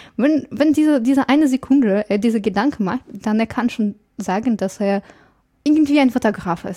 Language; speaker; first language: German; non-native, fluent; English